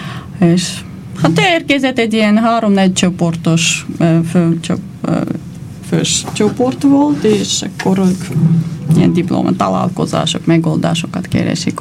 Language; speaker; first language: Hungarian; non-native, fluent; Armenian